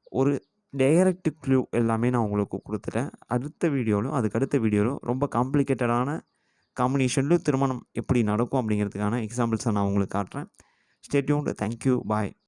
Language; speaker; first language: Tamil; native; Tamil